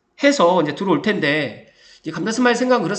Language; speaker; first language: Korean; native; Korean